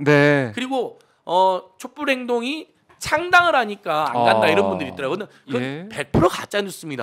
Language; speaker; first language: Korean; native; Korean